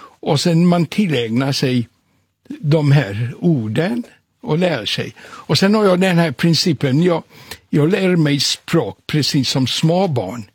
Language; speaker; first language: Swedish; non-native, fluent; Polish